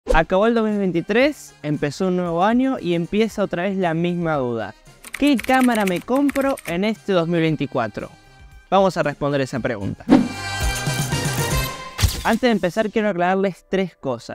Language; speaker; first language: Spanish; native; Spanish